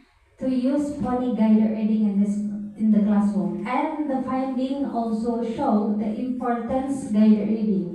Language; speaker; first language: English; non-native, learner; Indonesian